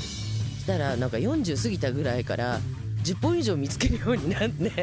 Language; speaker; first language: Japanese; native; Japanese